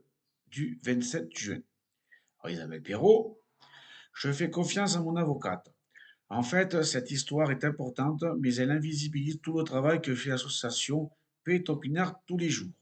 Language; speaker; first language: French; native; French